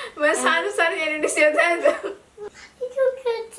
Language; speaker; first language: Turkish; non-native, learner; Indonesian